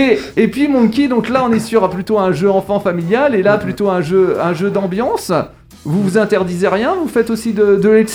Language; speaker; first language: French; native; French